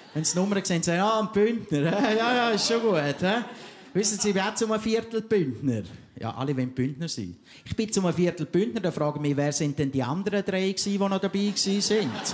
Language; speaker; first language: German; native; German